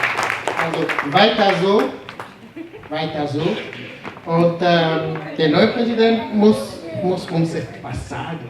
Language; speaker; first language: German; non-native, fluent; French